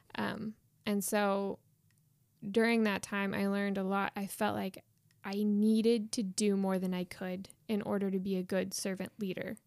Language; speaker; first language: English; native; English